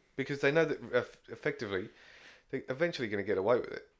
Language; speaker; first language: English; native; English